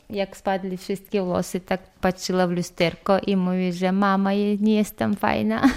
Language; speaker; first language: Polish; non-native, learner; Chechen